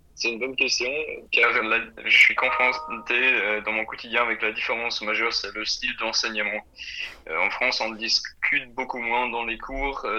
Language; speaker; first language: French; non-native, fluent; German